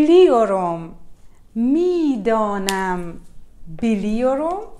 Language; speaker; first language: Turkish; non-native, learner; Persian